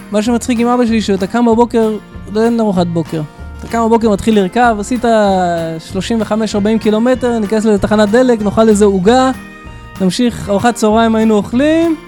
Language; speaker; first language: Hebrew; early bilingual, other home language; English